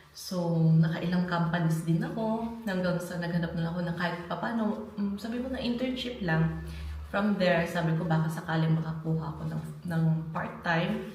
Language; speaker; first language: Filipino; native; Filipino